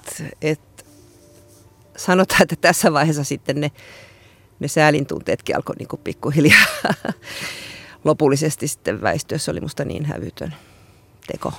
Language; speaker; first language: Finnish; native; Finnish